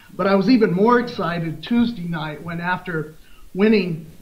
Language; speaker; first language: English; native; English